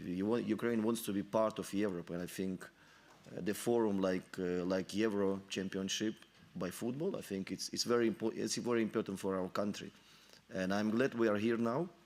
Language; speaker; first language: English; non-native, learner; Ukrainian